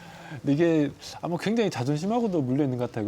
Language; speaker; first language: Korean; native; Korean